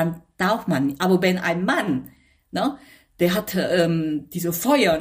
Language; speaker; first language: German; non-native, fluent; Chinese